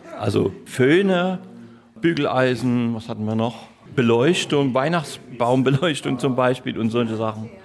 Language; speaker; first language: German; native; German